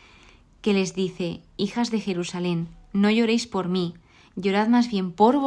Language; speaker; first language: Spanish; native; Spanish